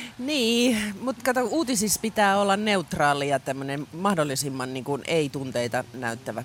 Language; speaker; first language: Finnish; non-native, local second language; Swedish